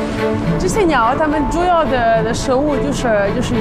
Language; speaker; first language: Chinese; non-native, fluent; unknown